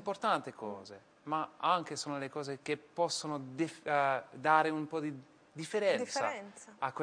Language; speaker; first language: Italian; non-native, fluent; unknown